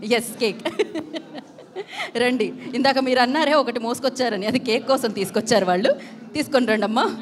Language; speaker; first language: Telugu; native; Telugu